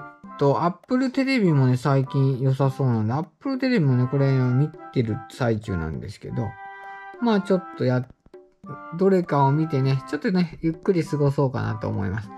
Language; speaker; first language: Japanese; native; Japanese